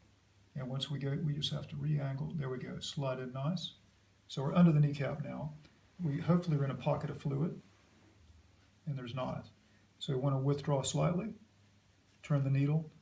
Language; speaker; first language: English; native; English